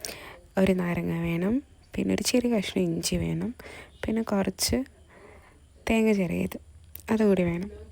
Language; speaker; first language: Malayalam; native; Malayalam